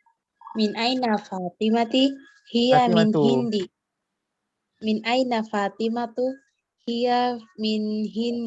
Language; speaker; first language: Arabic; non-native, learner; Indonesian